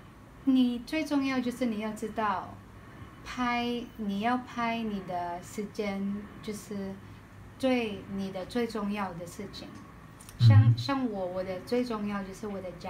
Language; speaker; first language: Chinese; non-native, learner; Filipino